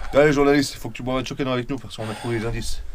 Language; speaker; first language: French; native; French